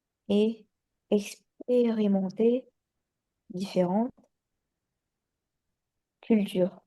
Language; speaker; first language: French; non-native, learner; Chinese